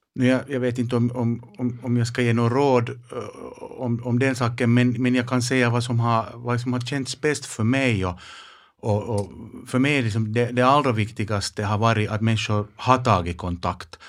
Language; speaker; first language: Swedish; non-native, local second language; Finnish